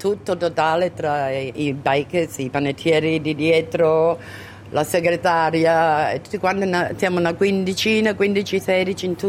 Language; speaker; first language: Italian; early bilingual, other home language; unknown